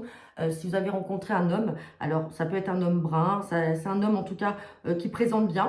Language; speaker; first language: French; native; French